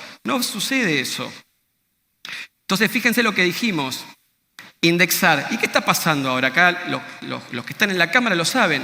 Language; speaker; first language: Spanish; native; Spanish